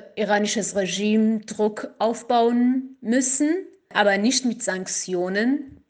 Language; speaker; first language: German; non-native, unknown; Kurdish